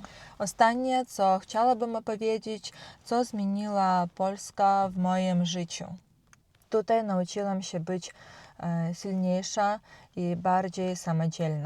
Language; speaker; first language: Polish; non-native, learner; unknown